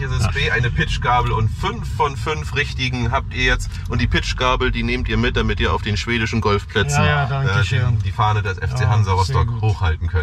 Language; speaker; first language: German; native; German